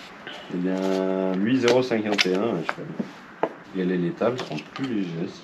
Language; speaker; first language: French; native; French